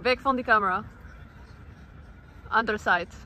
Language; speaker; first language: German; non-native, learner; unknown